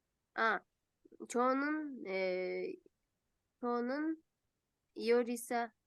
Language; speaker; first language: Korean; non-native, learner; Kyrgyz